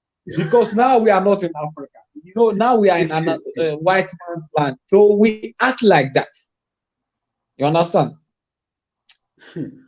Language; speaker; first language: English; non-native, fluent; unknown